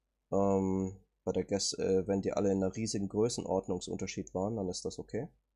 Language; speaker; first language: German; native; German